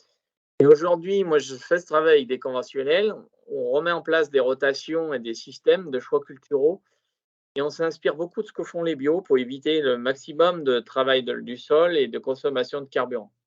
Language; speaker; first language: French; native; French